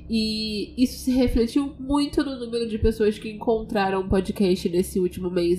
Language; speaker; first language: Portuguese; native; Portuguese